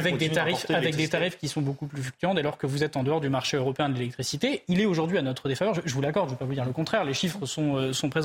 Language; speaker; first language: French; native; French